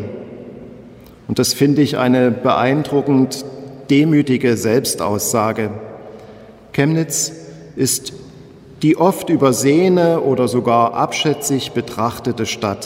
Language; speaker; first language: German; native; German